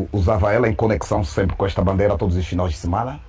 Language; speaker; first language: Portuguese; native; Portuguese